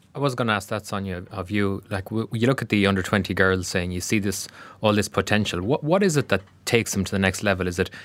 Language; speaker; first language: English; native; English